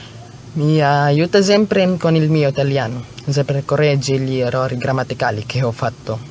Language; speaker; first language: Italian; non-native, learner; Filipino